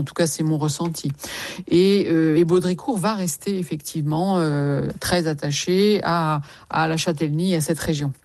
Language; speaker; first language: French; native; French